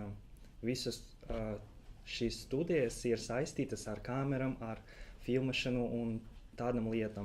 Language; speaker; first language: Latvian; non-native, local second language; Russian